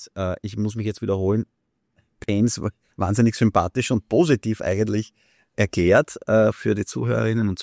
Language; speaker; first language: German; native; German